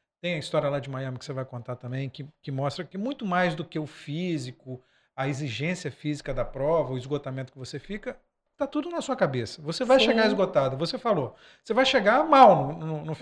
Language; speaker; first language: Portuguese; native; Portuguese